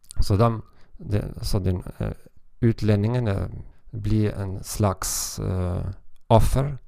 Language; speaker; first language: Swedish; non-native, learner; German